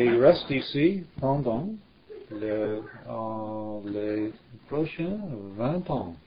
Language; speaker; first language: French; non-native, learner; English